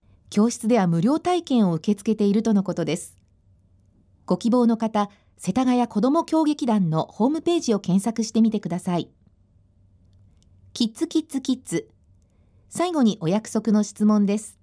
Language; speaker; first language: Japanese; native; Japanese